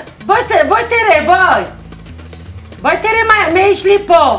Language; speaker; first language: Hebrew; early bilingual, other home language; Arabic